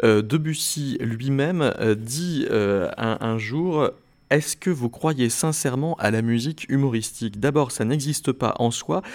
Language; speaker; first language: French; native; French